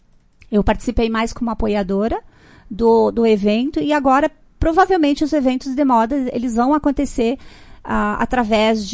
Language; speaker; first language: Portuguese; native; Portuguese